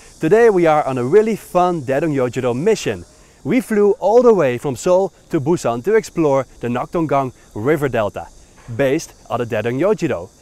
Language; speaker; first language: English; non-native, fluent; Dutch